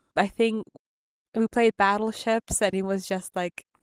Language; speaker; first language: English; non-native, fluent; Ukrainian